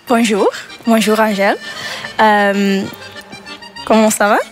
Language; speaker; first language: French; non-native, learner; Dutch